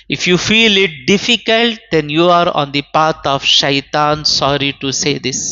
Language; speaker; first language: English; non-native, local second language; Urdu